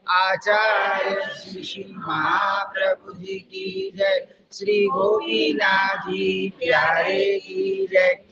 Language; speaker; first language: Hindi; non-native, local second language; Gujarati